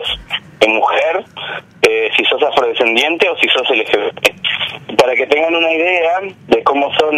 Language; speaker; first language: Spanish; native; Spanish